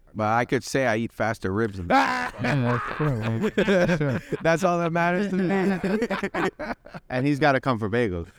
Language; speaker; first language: English; native; English